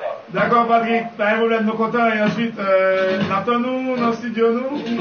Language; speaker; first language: French; native; French